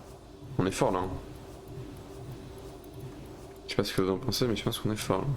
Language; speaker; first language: French; native; French